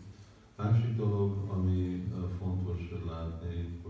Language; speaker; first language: Hungarian; early bilingual, heritage; Hungarian